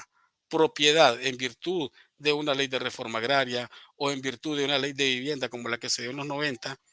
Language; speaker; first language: Spanish; native; Spanish